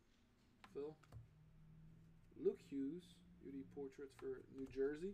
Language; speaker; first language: English; native; English